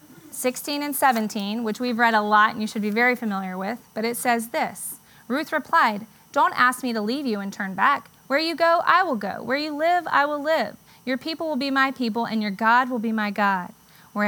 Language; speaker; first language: English; native; English